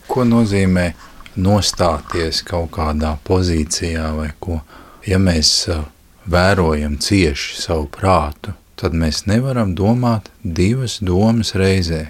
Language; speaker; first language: Latvian; native; Latvian